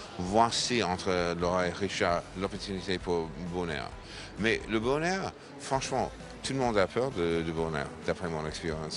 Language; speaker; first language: French; non-native, fluent; English